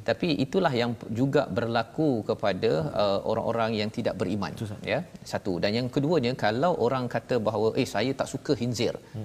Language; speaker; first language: Malay; native; Malay